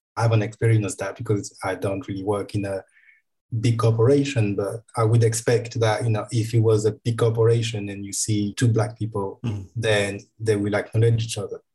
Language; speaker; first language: English; non-native, fluent; French